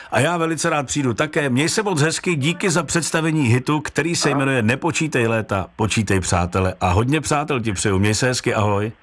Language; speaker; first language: Czech; native; Czech